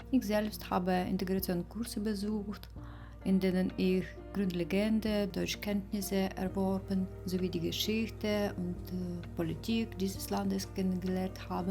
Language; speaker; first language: German; non-native, learner; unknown